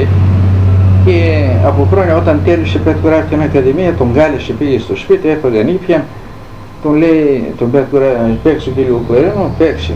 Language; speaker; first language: Greek; native; Greek